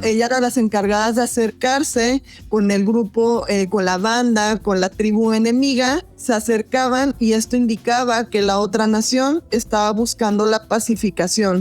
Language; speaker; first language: Spanish; native; Spanish